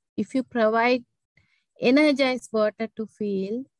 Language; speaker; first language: English; non-native, local second language; Sinhala